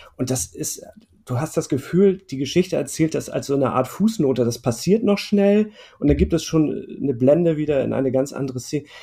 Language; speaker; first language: German; native; German